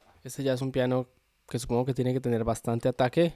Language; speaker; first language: Spanish; native; Spanish